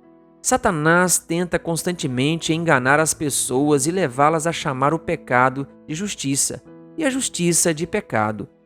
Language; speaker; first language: Portuguese; native; Portuguese